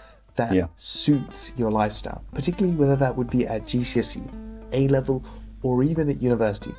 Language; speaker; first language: English; native; English